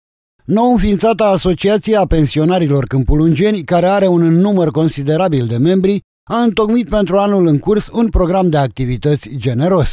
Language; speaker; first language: Romanian; native; Romanian